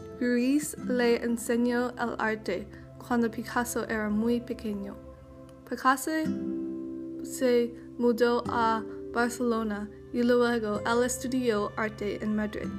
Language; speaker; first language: Spanish; non-native, learner; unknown